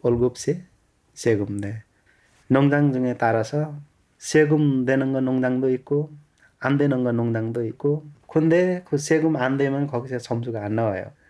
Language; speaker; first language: Korean; non-native, learner; Nepali